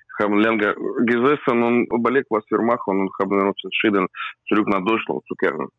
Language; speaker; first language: German; non-native, learner; Russian